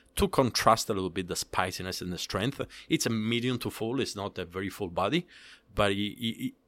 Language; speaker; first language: English; non-native, fluent; Italian